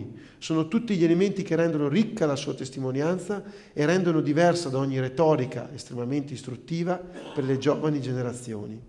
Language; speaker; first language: Italian; native; Italian